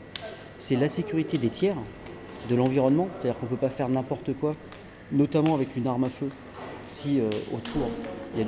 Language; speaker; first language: French; native; French